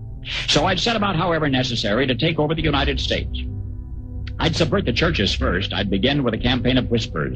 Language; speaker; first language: English; native; English